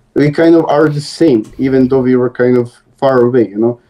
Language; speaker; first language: English; non-native, fluent; Serbian